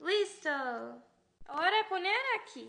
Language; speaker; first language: Spanish; non-native, learner; English